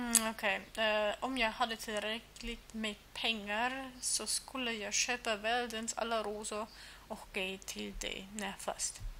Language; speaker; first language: Swedish; non-native, learner; German